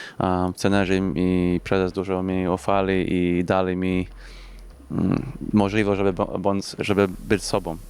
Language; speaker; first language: Polish; early bilingual, heritage; English